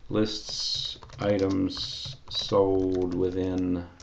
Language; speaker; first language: English; native; English